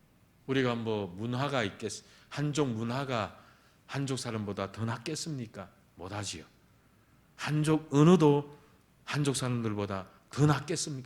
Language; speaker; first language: Korean; early bilingual, heritage; Korean